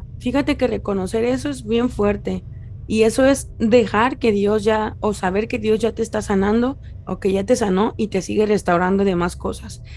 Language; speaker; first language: Spanish; native; Spanish